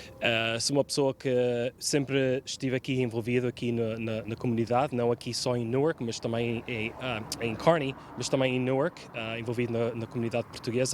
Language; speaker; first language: Portuguese; early bilingual, heritage; Portuguese